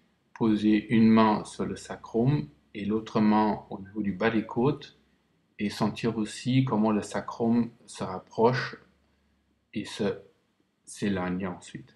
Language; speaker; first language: French; non-native, fluent; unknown